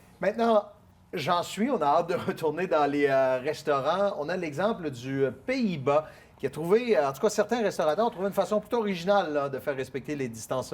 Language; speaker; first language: French; native; French